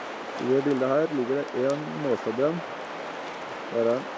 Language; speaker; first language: Norwegian; native; Norwegian